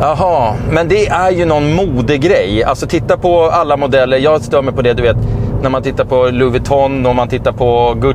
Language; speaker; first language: Swedish; native; Swedish